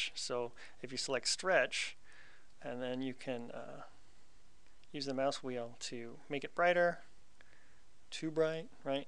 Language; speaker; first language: English; native; English